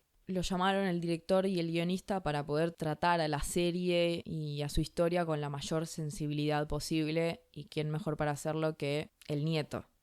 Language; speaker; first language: Spanish; native; Spanish